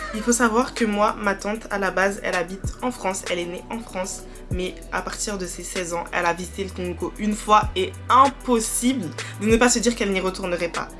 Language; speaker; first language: French; early bilingual, other home language; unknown